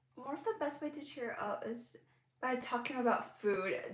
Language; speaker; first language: English; non-native, local second language; Cantonese